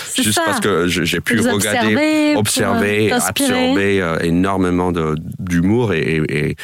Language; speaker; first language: French; non-native, fluent; English